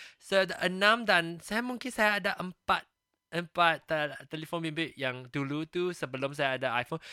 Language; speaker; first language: Malay; non-native, local second language; Chinese